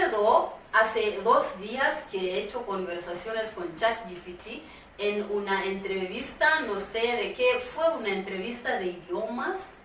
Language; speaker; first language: Spanish; non-native, fluent; Swahili